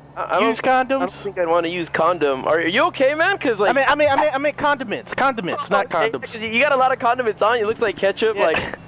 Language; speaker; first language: English; native; English